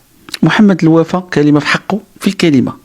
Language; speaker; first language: Arabic; native; Arabic